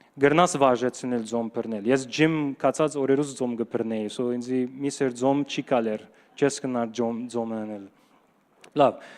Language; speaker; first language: Armenian; early bilingual, heritage; Armenian